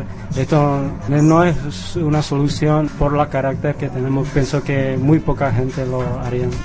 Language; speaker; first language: Spanish; non-native, fluent; Vietnamese